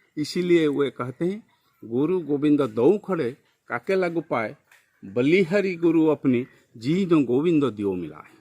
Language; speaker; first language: Hindi; non-native, local second language; Odia